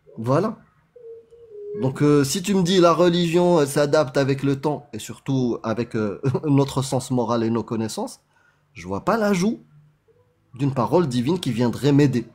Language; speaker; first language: French; native; French